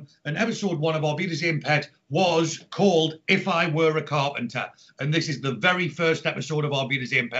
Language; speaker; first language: English; native; English